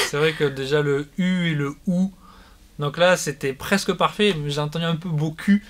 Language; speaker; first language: French; native; French